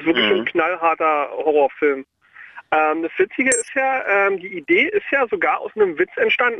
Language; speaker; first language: German; native; German